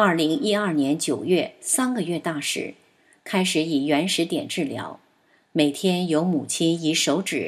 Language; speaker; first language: Chinese; native; Chinese